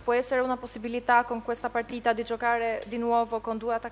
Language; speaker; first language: Italian; non-native, fluent; Albanian